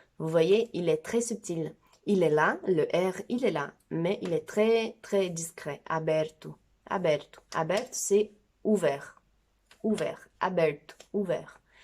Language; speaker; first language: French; non-native, fluent; Portuguese